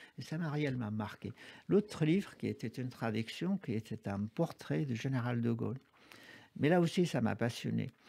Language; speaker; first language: French; non-native, fluent; Arabic